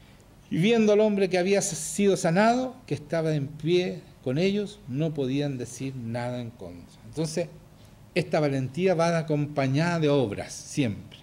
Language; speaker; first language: Spanish; native; Spanish